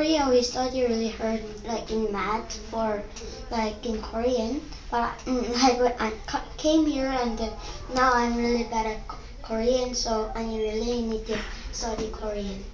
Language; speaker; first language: English; non-native, fluent; Korean